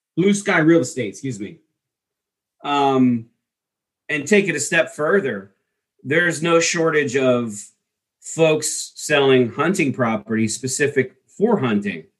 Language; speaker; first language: English; native; English